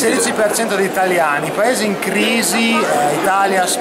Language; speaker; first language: Italian; native; Italian